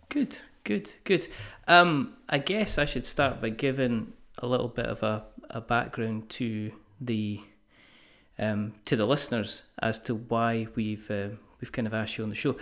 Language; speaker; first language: English; native; English